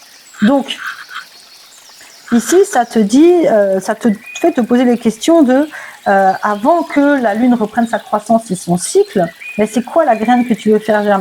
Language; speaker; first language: French; native; French